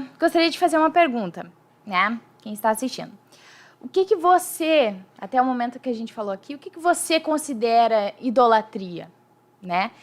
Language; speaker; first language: Portuguese; native; Portuguese